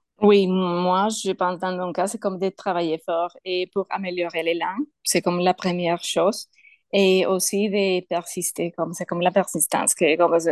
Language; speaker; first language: French; non-native, learner; Spanish